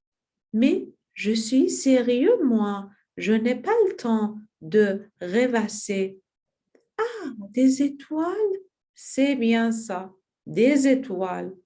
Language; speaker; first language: French; non-native, learner; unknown